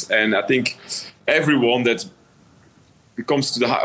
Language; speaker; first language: English; non-native, fluent; Dutch